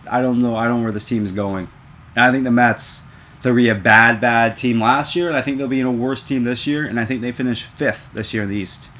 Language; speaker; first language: English; native; English